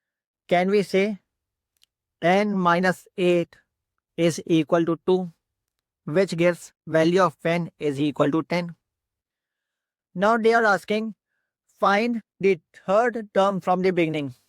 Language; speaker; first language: English; non-native, local second language; Hindi